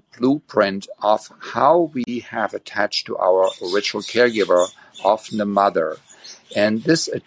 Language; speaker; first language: English; non-native, fluent; German